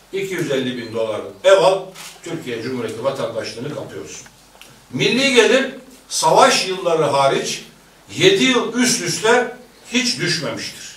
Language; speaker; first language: Turkish; native; Turkish